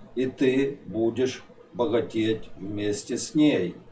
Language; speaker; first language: Russian; non-native, local second language; Ukrainian